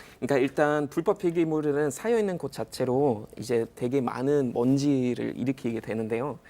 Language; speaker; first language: Korean; non-native, fluent; German